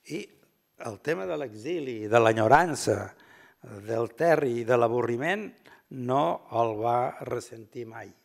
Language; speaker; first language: Catalan; early bilingual, heritage; Catalan